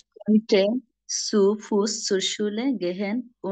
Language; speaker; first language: German; non-native, learner; Bangla